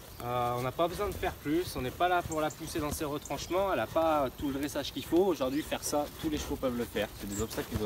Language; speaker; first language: French; native; French